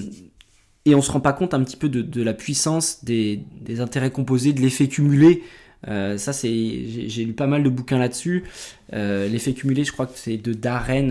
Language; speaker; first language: French; native; French